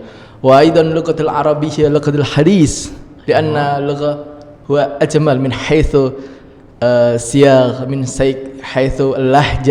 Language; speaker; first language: Arabic; non-native, learner; Indonesian